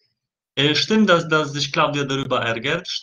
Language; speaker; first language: German; non-native, fluent; Polish